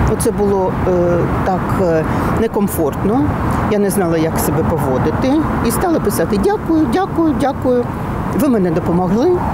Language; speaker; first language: Ukrainian; non-native, local second language; Russian